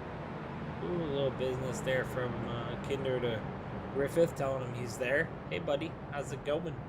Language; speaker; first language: English; native; English